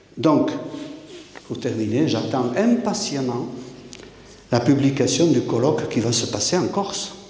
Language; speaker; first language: French; non-native, local second language; Basque